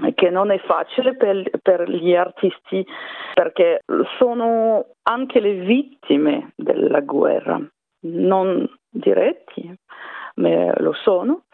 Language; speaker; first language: Italian; non-native, fluent; Russian